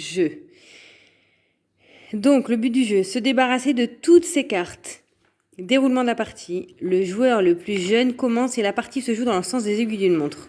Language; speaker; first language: French; native; French